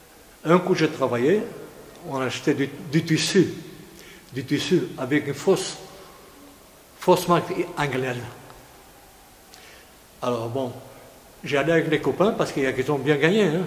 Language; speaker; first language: French; non-native, fluent; Greek